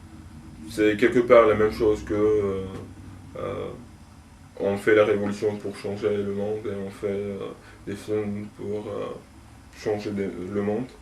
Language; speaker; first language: French; non-native, local second language; Arabic